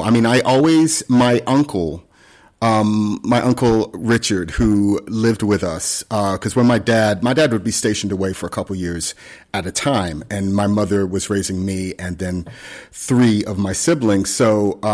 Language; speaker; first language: English; native; English